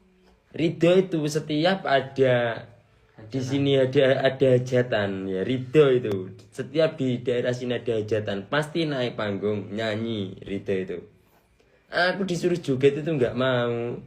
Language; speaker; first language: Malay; non-native, local second language; Javanese